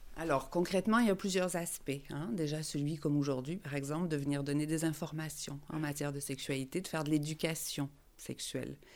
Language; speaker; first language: French; native; French